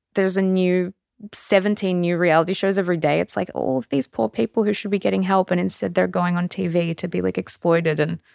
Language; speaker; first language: English; native; English